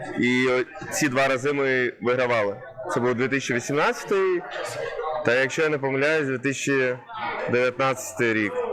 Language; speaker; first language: Ukrainian; non-native, local second language; Russian